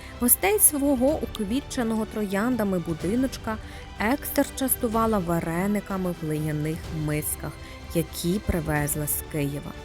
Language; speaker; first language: Ukrainian; native; Ukrainian